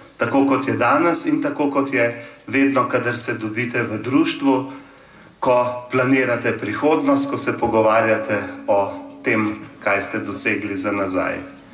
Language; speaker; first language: Slovenian; native; Slovenian